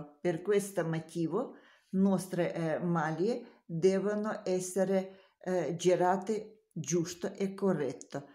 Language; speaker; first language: Italian; non-native, learner; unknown